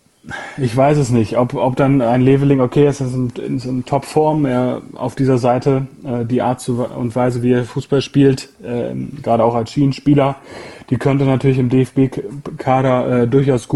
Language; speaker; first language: German; native; German